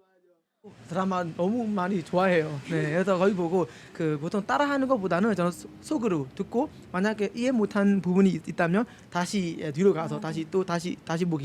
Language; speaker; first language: Korean; non-native, fluent; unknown